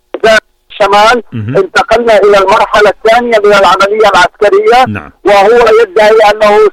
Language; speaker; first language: Arabic; native; Arabic